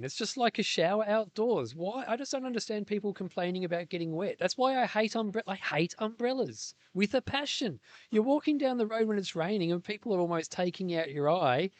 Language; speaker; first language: English; native; English